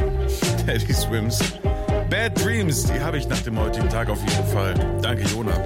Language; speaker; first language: German; native; German